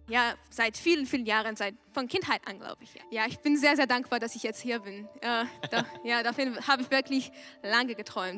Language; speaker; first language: German; non-native, fluent; Georgian